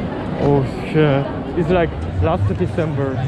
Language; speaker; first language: English; non-native, learner; Korean